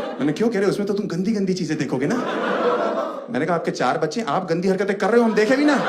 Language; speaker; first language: Hindi; native; Hindi